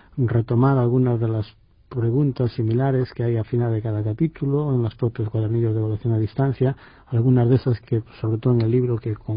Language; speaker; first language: Spanish; native; Spanish